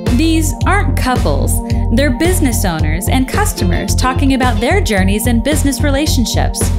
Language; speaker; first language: English; native; English